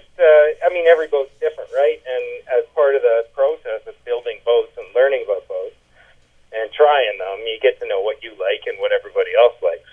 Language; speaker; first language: English; native; English